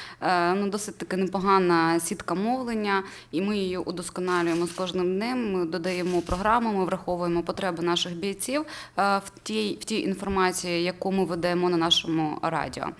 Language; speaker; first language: Ukrainian; native; Ukrainian